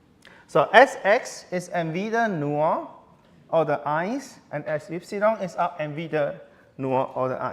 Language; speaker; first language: German; non-native, learner; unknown